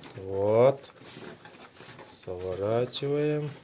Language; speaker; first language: Russian; non-native, local second language; Kyrgyz